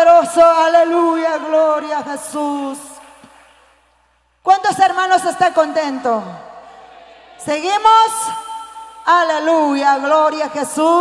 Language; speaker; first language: Spanish; non-native, local second language; Kaqchikel